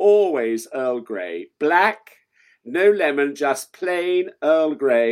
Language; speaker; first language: English; native; English